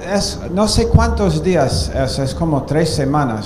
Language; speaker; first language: Spanish; non-native, fluent; English